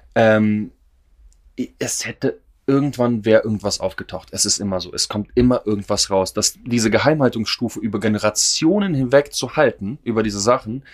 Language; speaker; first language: German; non-native, fluent; Russian